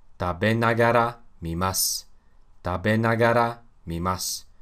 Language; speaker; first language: Japanese; non-native, learner; Russian